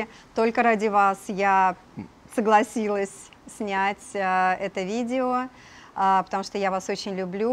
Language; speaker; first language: Russian; native; Russian